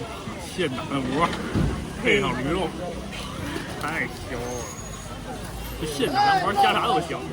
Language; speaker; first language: Chinese; native; Chinese